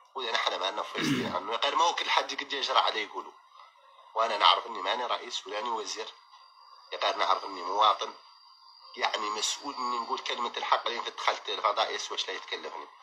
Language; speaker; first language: Arabic; native; Arabic